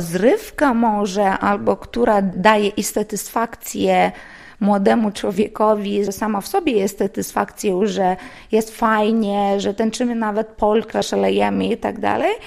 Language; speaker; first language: Polish; non-native, local second language; Lithuanian